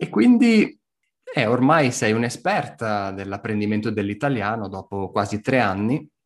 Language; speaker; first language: Italian; native; Italian